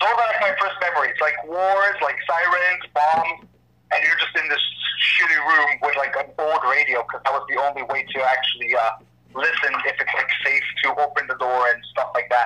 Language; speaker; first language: English; non-native, fluent; Hebrew